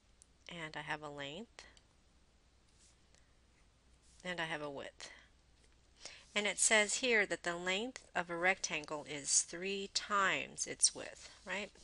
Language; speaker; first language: English; native; English